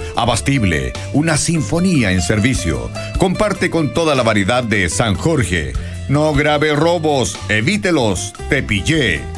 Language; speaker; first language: Spanish; native; Spanish